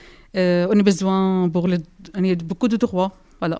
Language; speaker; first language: French; non-native, learner; Arabic